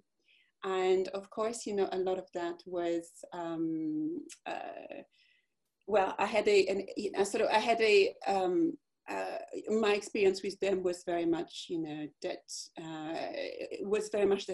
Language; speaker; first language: English; non-native, fluent; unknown